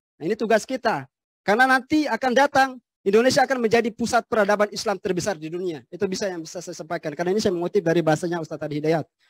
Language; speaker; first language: Indonesian; native; Indonesian